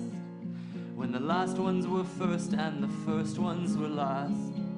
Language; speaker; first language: English; native; English